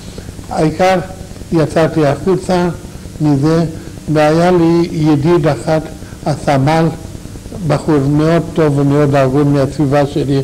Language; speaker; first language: Hebrew; non-native, fluent; Romanian